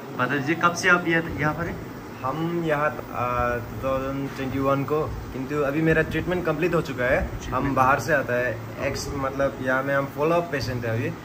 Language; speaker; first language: Hindi; non-native, local second language; Garo